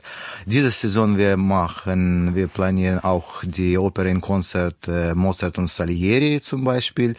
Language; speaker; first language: German; non-native, learner; Russian